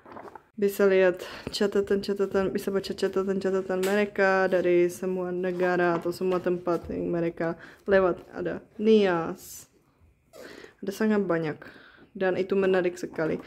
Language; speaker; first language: Indonesian; non-native, fluent; Czech